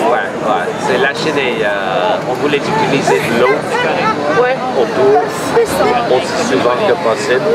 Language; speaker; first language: French; non-native, local second language; English